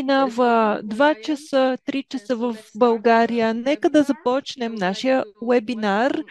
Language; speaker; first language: Bulgarian; native; Bulgarian